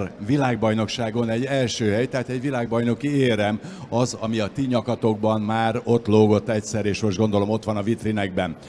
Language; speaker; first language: Hungarian; native; Hungarian